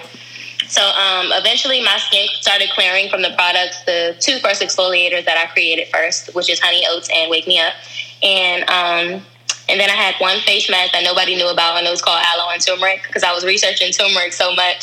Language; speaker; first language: English; native; English